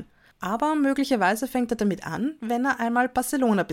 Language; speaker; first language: German; native; German